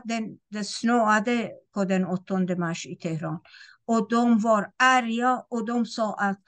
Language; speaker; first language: Swedish; non-native, fluent; Persian